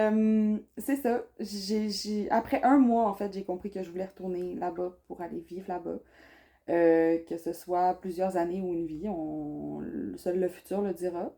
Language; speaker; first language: French; native; French